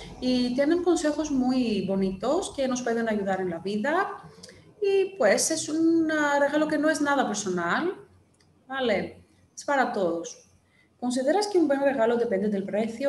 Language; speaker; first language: Spanish; non-native, fluent; Greek